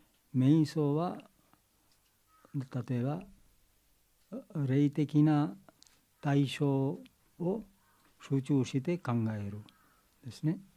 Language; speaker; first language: Japanese; non-native, learner; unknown